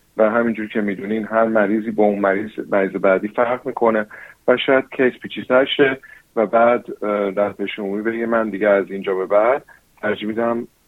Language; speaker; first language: Persian; early bilingual, heritage; Persian